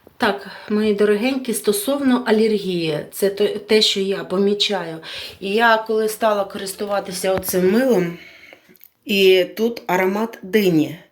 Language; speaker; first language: Ukrainian; non-native, local second language; Russian